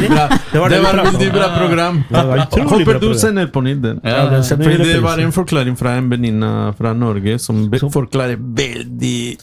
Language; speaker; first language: Swedish; non-native, learner; Spanish